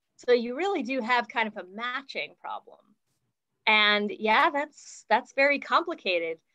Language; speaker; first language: English; native; English